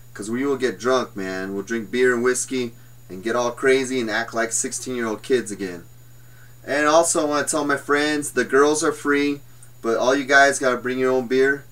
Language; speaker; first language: English; native; English